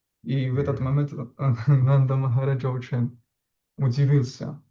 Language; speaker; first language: Russian; non-native, fluent; Georgian